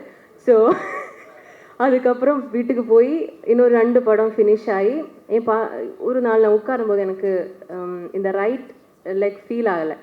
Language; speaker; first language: Tamil; non-native, learner; Malayalam